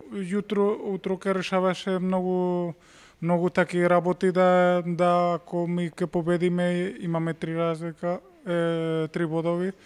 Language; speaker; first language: Macedonian; non-native, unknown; Spanish